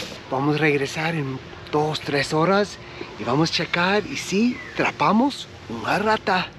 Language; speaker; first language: Spanish; non-native, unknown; English